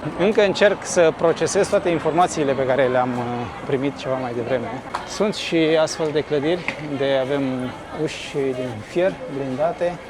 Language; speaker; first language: Romanian; native; Romanian